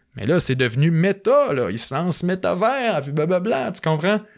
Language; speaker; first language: French; native; French